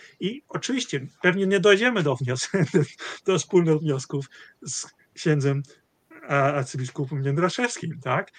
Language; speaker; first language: Polish; non-native, fluent; Dutch